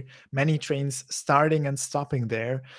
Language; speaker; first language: English; non-native, fluent; German